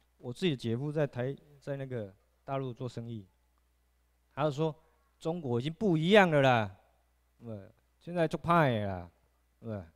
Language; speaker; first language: Chinese; native; Chinese